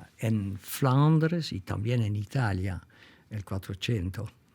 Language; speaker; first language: Spanish; non-native, fluent; Dutch